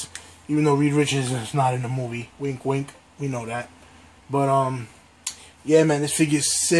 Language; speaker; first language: English; native; English